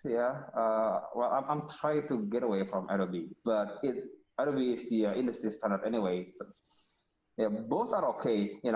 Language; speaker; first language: English; non-native, fluent; Indonesian